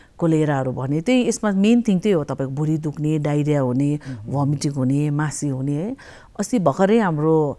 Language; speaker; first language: Nepali; native; Nepali